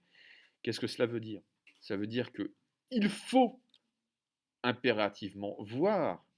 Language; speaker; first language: French; native; French